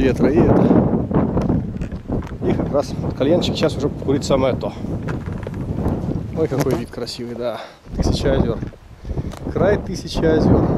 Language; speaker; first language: Russian; native; Russian